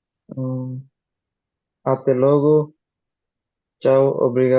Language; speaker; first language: Portuguese; non-native, learner; Bangla